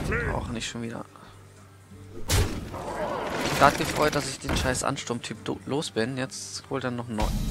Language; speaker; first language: German; native; German